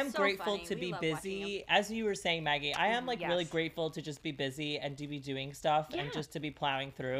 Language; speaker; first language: English; early bilingual, other home language; Greek